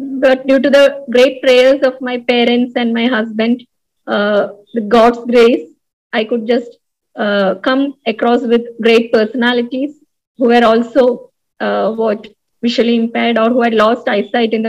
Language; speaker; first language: English; non-native, local second language; Malayalam